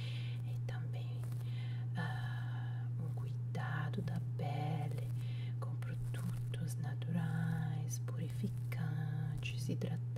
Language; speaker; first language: Portuguese; non-native, fluent; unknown